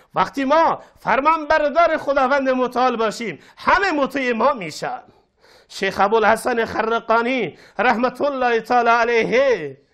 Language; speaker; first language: Persian; non-native, local second language; Baluchi